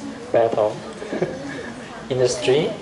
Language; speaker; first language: English; non-native, learner; Chinese